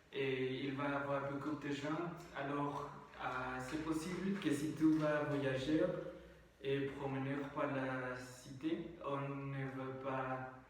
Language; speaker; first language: French; non-native, learner; Spanish